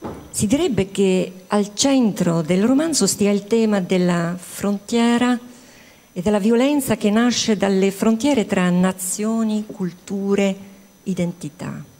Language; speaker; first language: Italian; non-native, fluent; Dutch